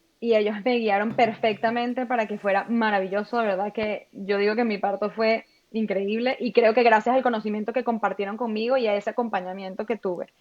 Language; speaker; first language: Spanish; native; Spanish